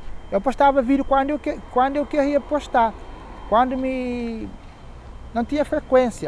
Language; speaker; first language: Portuguese; non-native, local second language; Kabuverdianu